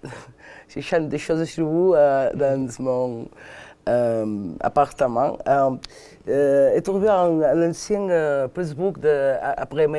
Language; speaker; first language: French; non-native, learner; Catalan